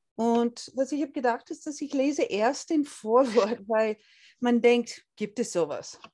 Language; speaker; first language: German; non-native, learner; English